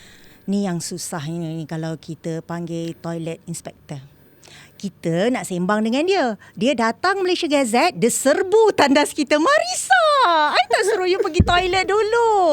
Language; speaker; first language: Malay; native; Malay